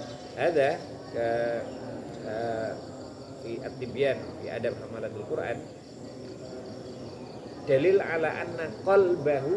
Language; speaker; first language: Arabic; non-native, fluent; Indonesian